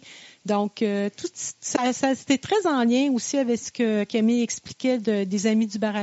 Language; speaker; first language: French; native; French